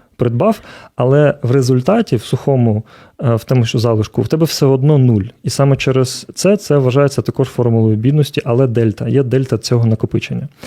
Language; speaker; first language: Ukrainian; native; Ukrainian